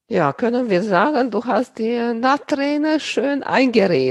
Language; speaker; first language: German; non-native, fluent; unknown